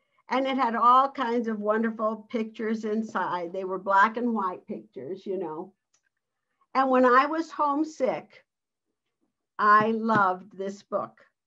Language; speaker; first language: English; early bilingual, other home language; Spanish